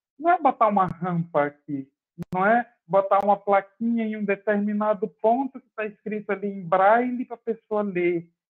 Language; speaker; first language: Portuguese; native; Portuguese